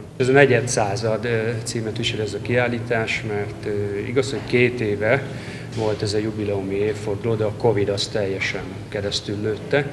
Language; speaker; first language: Hungarian; native; Hungarian